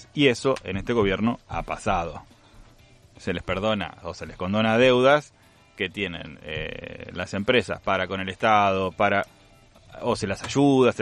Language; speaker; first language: Spanish; native; Spanish